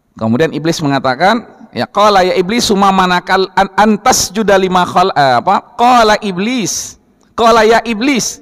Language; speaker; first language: Indonesian; non-native, local second language; Minangkabau